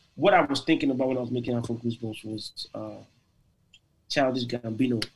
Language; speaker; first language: English; non-native, local second language; Igbo